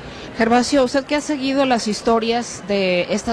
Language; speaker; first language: Spanish; native; Spanish